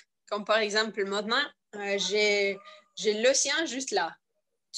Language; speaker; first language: French; non-native, learner; Russian